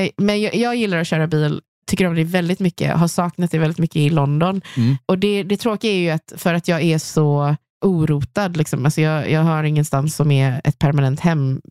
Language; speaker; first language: Swedish; native; Swedish